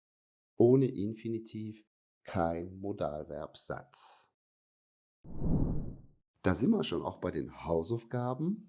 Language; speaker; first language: German; non-native, fluent; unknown